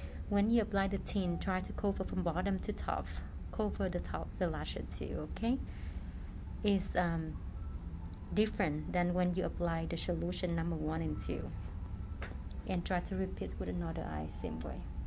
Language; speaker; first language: English; non-native, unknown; Vietnamese